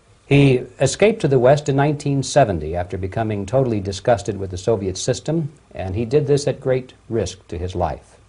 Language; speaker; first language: English; native; English